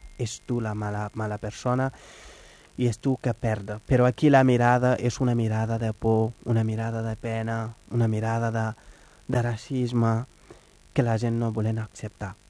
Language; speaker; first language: Catalan; non-native, fluent; Wolof